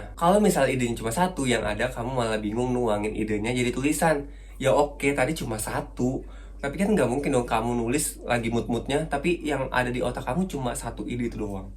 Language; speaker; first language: Indonesian; native; Indonesian